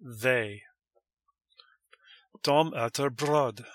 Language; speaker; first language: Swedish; non-native, learner; English